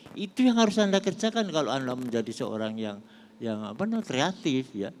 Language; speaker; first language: Indonesian; non-native, local second language; Javanese